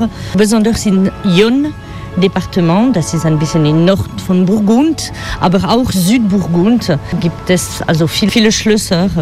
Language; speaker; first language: German; non-native, learner; French